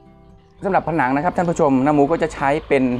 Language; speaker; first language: Thai; native; Thai